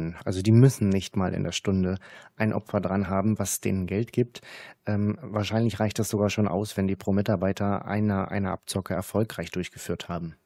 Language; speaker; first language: German; native; German